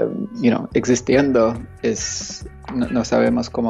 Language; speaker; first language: Spanish; non-native, fluent; English